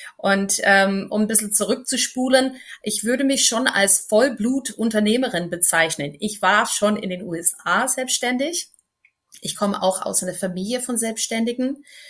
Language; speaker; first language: German; non-native, fluent; English